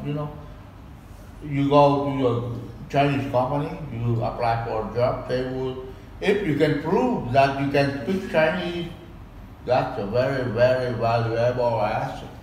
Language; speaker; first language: English; non-native, fluent; Vietnamese